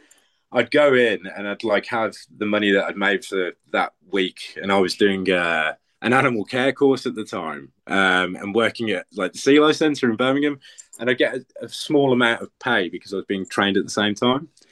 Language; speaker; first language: English; native; English